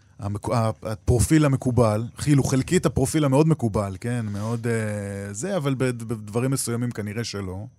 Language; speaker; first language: Hebrew; native; Hebrew